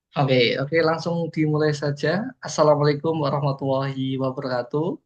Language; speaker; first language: Indonesian; native; Indonesian